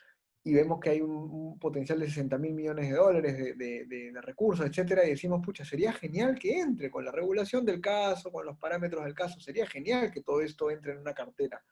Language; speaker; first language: Spanish; native; Spanish